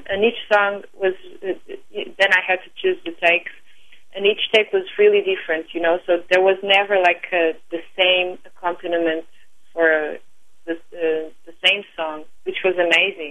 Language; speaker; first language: English; non-native, fluent; Portuguese